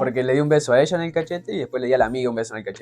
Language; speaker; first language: Spanish; native; Spanish